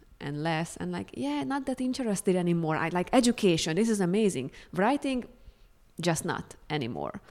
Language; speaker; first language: English; non-native, fluent; Hungarian